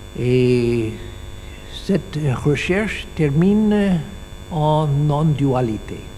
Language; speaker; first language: French; non-native, learner; English